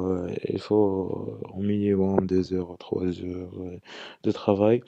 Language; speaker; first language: French; non-native, local second language; Arabic